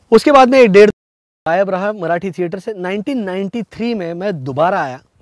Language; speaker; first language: Hindi; non-native, local second language; Marathi